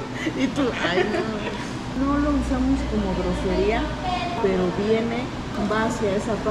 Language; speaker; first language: Spanish; native; Spanish